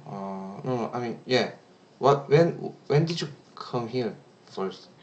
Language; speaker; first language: English; non-native, learner; Korean